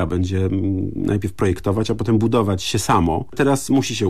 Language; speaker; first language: Polish; native; Polish